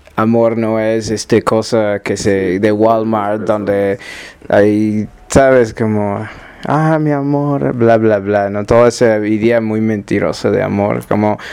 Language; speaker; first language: Spanish; non-native, learner; English